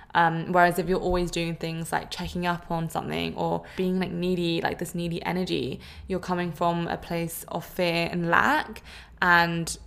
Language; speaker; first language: English; native; English